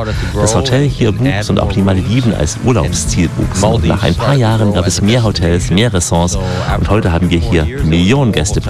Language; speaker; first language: German; native; German